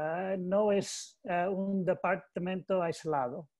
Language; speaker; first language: Spanish; non-native, learner; English